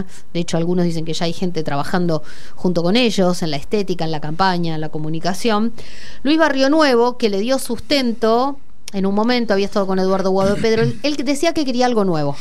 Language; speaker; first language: Spanish; native; Spanish